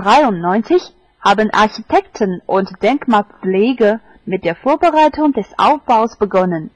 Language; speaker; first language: German; non-native, fluent; Chinese